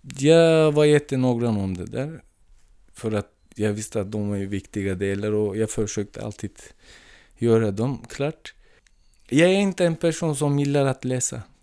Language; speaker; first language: Swedish; non-native, fluent; Turkish